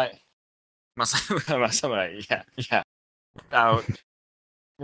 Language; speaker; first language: English; non-native, learner; Japanese